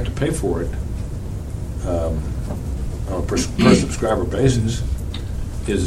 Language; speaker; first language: English; native; English